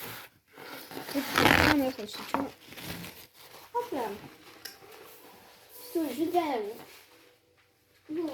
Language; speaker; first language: French; native; French